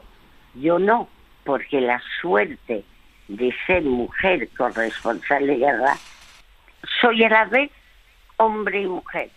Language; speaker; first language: Spanish; early bilingual, other home language; French